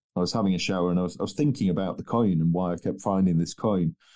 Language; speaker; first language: English; native; English